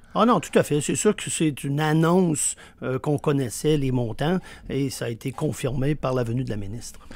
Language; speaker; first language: French; native; French